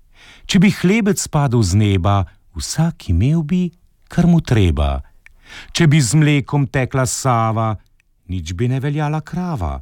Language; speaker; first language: Slovenian; native; Slovenian